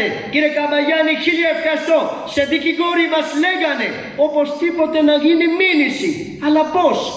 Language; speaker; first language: Greek; non-native, learner; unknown